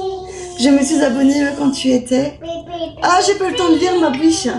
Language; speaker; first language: French; native; French